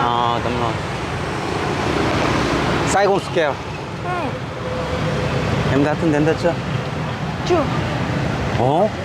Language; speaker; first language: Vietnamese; non-native, learner; Korean